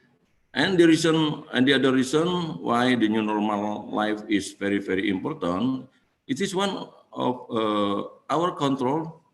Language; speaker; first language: English; non-native, fluent; Indonesian